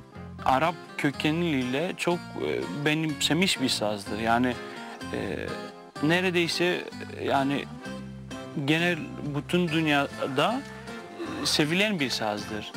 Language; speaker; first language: Turkish; non-native, fluent; Greek